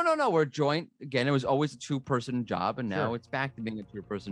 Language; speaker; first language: English; native; English